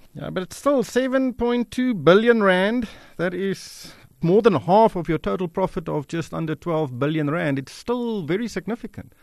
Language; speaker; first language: English; non-native, local second language; Afrikaans